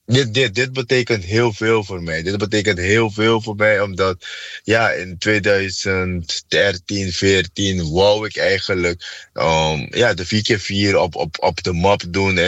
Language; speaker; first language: Dutch; non-native, fluent; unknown